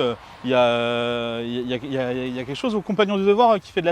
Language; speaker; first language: French; native; French